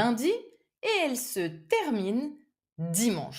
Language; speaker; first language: French; non-native, fluent; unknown